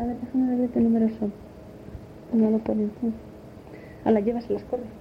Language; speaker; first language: Spanish; native; Spanish